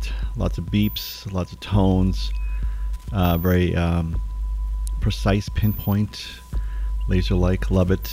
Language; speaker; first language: English; native; English